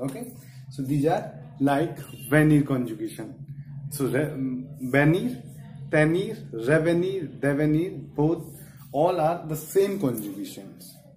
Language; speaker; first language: English; non-native, local second language; Hindi